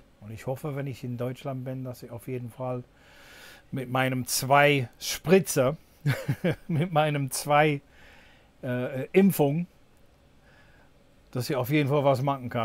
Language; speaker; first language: German; non-native, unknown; English